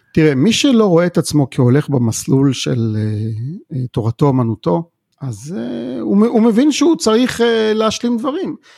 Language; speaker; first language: Hebrew; native; Hebrew